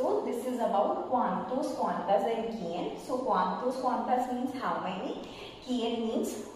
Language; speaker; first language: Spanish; non-native, fluent; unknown